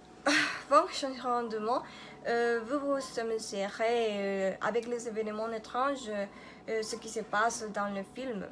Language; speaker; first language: French; non-native, learner; Spanish